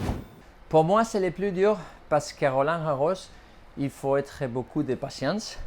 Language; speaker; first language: French; non-native, fluent; Spanish